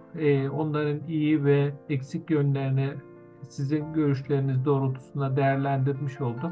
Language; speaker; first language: Turkish; native; Turkish